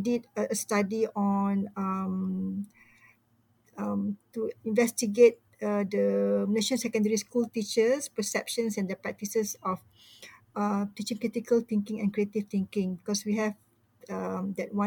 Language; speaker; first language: English; non-native, local second language; Malay